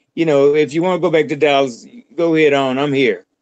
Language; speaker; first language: English; native; English